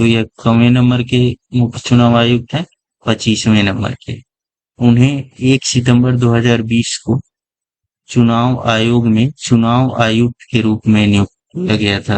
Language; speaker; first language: Hindi; native; Hindi